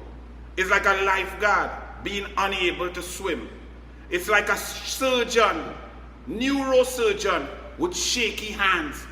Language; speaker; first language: English; native; English